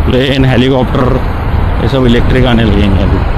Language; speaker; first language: Hindi; non-native, local second language; Marathi